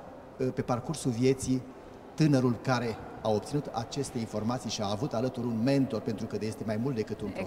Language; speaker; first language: Romanian; native; Romanian